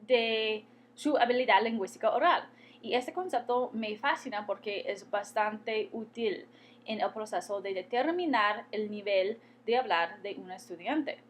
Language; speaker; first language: Spanish; non-native, fluent; English